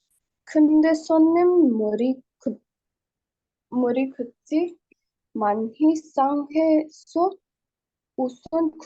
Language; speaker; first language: Korean; non-native, learner; Hindi